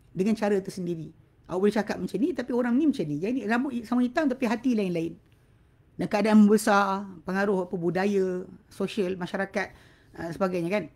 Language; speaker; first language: Malay; native; Malay